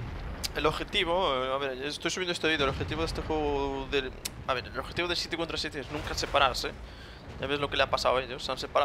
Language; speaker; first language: Spanish; native; Spanish